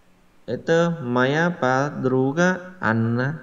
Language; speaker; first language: Russian; non-native, learner; Vietnamese